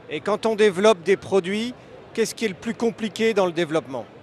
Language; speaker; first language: French; native; French